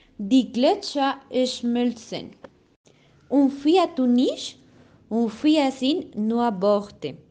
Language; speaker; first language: German; non-native, learner; Spanish